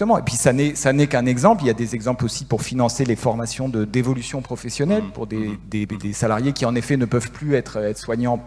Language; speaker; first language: French; native; French